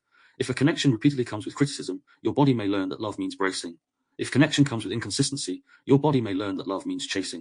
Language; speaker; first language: English; native; English